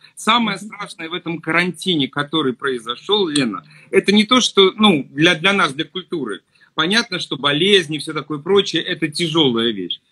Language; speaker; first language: Russian; native; Russian